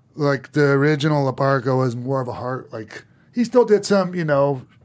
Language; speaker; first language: English; native; English